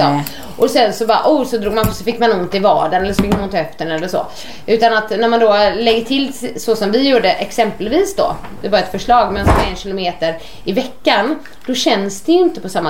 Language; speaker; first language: Swedish; native; Swedish